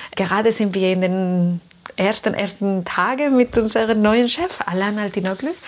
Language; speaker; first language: German; non-native, fluent; Spanish